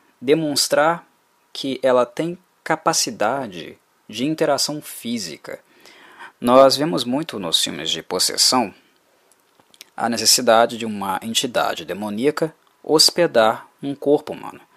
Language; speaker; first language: Portuguese; native; Portuguese